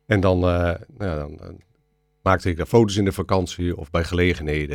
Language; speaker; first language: Dutch; native; Dutch